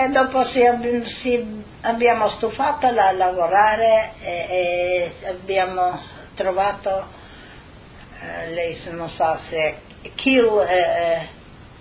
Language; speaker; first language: Italian; non-native, local second language; Slovenian